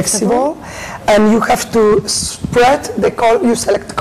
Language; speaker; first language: English; non-native, learner; Spanish